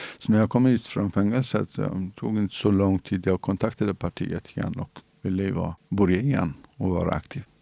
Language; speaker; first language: Swedish; non-native, fluent; Central Kurdish